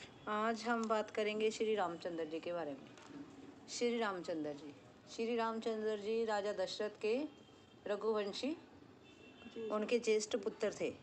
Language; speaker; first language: Hindi; native; Hindi